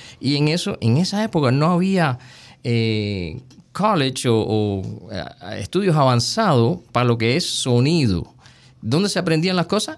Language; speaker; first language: Spanish; early bilingual, heritage; Spanish